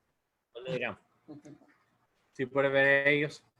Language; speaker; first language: Spanish; non-native, learner; English